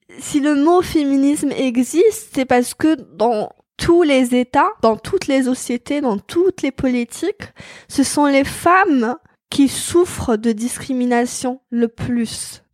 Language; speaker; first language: French; non-native, local second language; Arabic